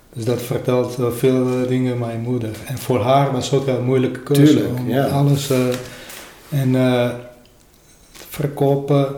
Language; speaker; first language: Dutch; non-native, learner; Armenian